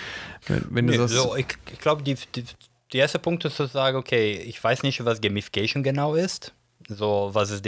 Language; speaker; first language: German; non-native, fluent; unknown